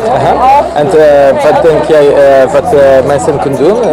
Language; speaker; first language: Dutch; non-native, learner; Polish